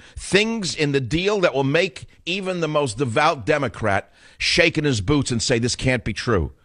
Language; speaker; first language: English; native; English